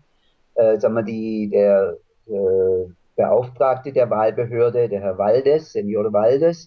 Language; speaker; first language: German; native; German